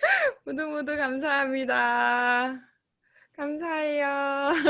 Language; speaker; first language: Korean; native; Korean